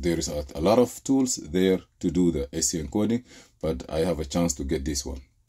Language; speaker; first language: English; non-native, fluent; Arabic